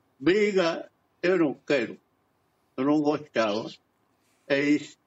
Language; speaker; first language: Portuguese; non-native, local second language; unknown